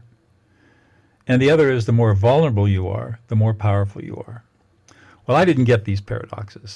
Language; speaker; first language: English; native; English